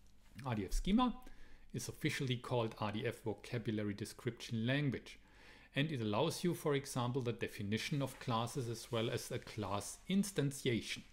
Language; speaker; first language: English; non-native, fluent; German